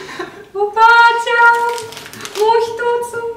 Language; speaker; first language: Japanese; non-native, learner; Russian